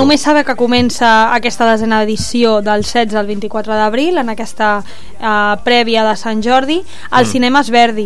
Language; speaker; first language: Catalan; native; Catalan